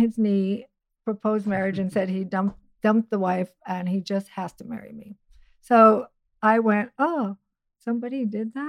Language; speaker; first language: English; native; English